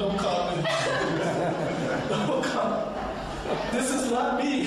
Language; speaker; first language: English; non-native, fluent; Portuguese